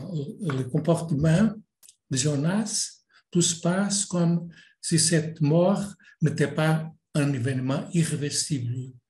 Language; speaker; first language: French; non-native, fluent; Portuguese